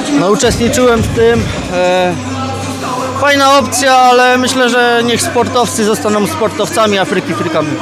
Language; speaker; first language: Polish; native; Polish